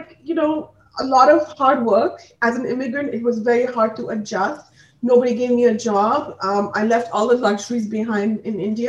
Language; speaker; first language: English; non-native, local second language; Punjabi